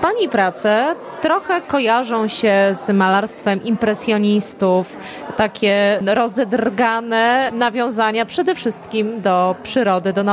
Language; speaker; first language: Polish; native; Polish